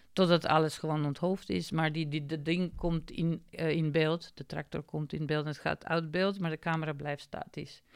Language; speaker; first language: Dutch; non-native, fluent; Macedonian